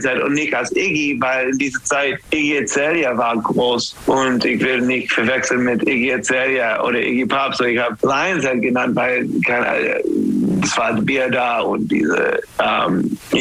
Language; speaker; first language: German; non-native, learner; English